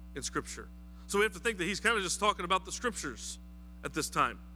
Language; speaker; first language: English; native; English